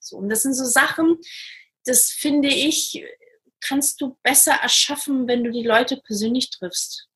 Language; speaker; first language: German; non-native, fluent; Portuguese